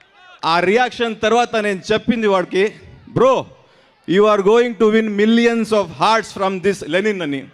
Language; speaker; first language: Telugu; non-native, learner; Kannada